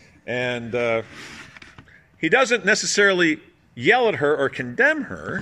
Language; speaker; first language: English; native; English